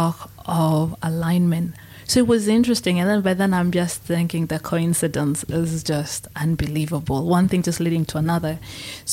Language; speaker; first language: English; non-native, local second language; Meru